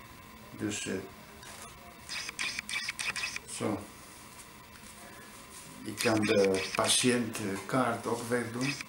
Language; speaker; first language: Dutch; non-native, fluent; Italian